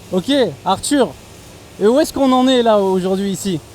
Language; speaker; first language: French; native; French